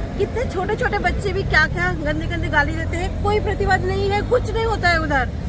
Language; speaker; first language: Hindi; non-native, local second language; Bangla